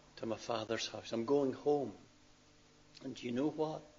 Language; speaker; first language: English; native; English